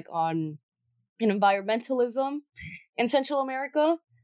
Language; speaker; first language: English; early bilingual, other home language; Spanish